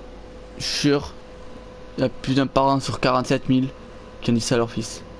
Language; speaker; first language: French; native; French